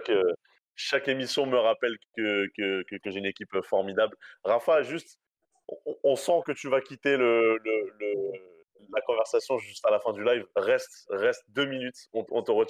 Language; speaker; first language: French; native; French